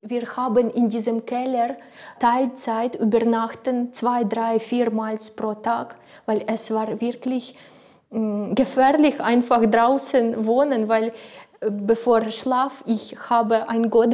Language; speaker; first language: German; non-native, learner; Ukrainian